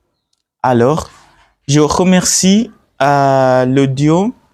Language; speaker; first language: French; non-native, learner; Swahili